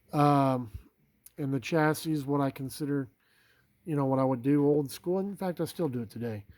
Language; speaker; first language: English; native; English